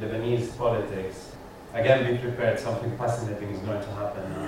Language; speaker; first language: English; non-native, fluent; Arabic